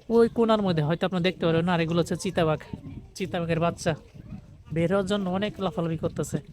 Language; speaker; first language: Bangla; native; Bangla